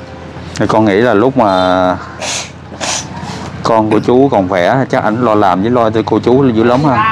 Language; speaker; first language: Vietnamese; native; Vietnamese